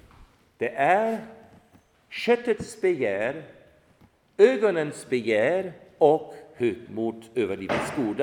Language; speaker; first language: Swedish; non-native, fluent; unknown